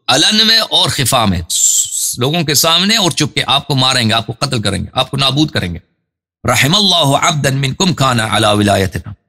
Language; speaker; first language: Urdu; non-native, fluent; Persian